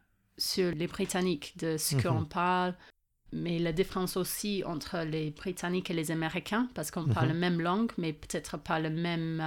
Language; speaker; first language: French; non-native, fluent; English